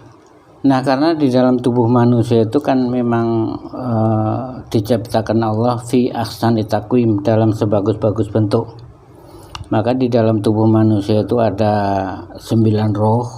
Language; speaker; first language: Indonesian; native; Indonesian